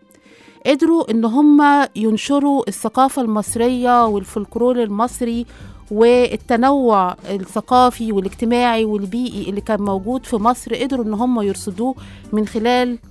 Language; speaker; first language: Arabic; native; Arabic